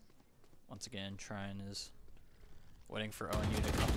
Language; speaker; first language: English; native; English